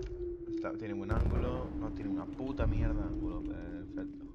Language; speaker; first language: Spanish; native; Spanish